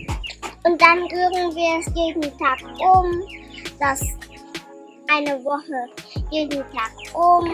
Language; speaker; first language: German; early bilingual, heritage; German